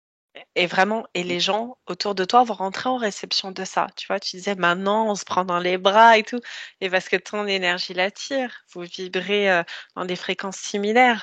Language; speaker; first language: French; native; French